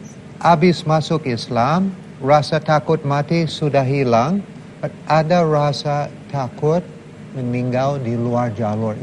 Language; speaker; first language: Indonesian; non-native, learner; English